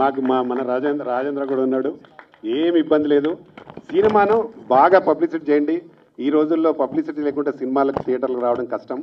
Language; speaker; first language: Telugu; native; Telugu